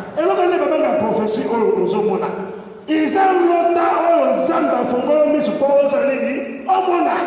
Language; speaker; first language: Lingala; non-native, fluent; Igbo